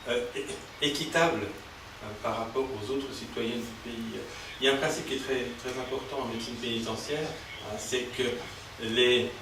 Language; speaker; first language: French; native; French